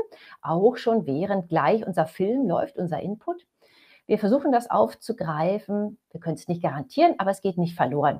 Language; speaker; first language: German; native; German